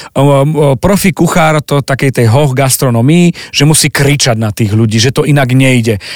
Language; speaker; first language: Slovak; native; Slovak